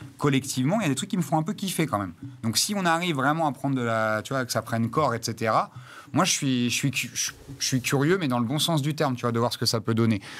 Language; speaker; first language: French; native; French